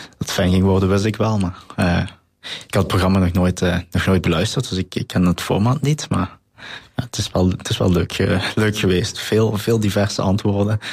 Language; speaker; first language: Dutch; native; Dutch